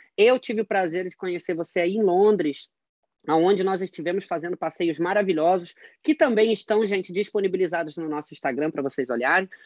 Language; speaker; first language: Portuguese; native; Portuguese